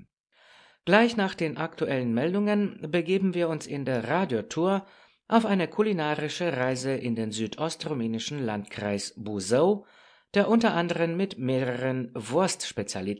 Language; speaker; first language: German; non-native, fluent; Romanian